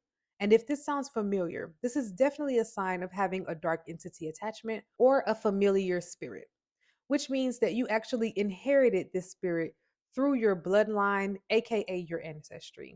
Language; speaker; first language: English; native; English